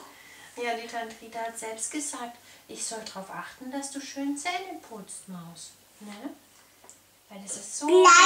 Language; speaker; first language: German; native; German